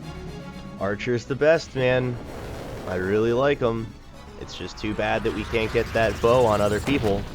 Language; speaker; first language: English; native; English